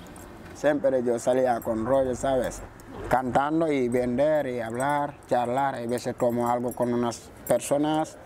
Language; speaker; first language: Spanish; non-native, local second language; Wolof